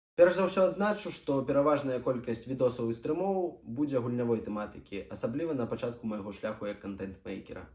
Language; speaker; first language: Belarusian; non-native, local second language; Russian